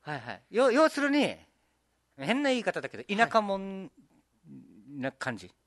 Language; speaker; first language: Japanese; native; Japanese